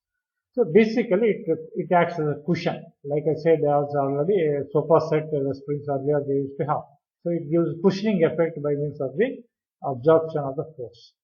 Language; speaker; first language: English; non-native, local second language; Kannada